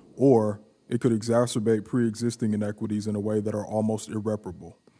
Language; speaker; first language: English; native; English